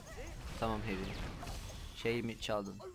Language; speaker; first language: Turkish; native; Turkish